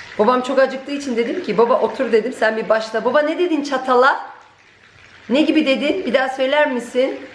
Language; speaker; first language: Turkish; early bilingual, heritage; Turkish